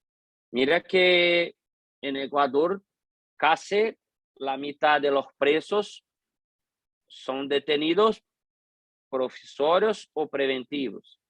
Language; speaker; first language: Spanish; non-native, fluent; Portuguese